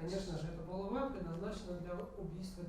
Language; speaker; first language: Russian; native; Russian